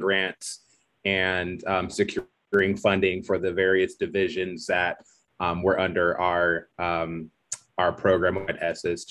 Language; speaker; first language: English; native; English